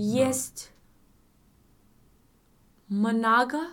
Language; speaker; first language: Russian; non-native, learner; English